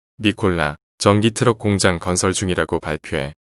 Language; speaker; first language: Korean; native; Korean